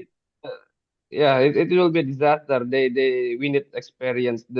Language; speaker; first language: English; non-native, fluent; Indonesian